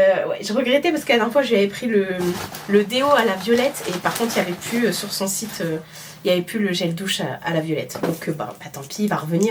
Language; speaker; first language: French; native; French